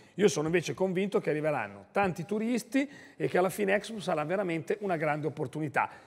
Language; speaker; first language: Italian; native; Italian